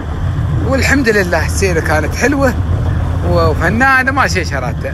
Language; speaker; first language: Arabic; native; Arabic